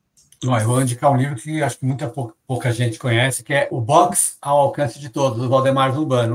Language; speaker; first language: Portuguese; native; Portuguese